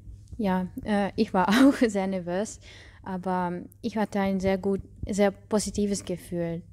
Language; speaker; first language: German; non-native, learner; Russian